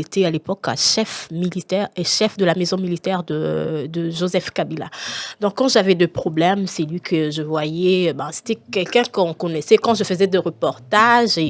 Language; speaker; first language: French; non-native, local second language; Lingala